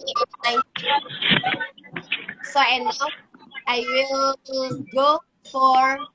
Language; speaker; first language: English; non-native, learner; Indonesian